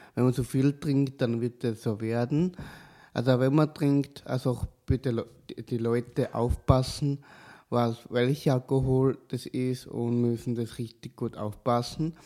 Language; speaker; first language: German; native; German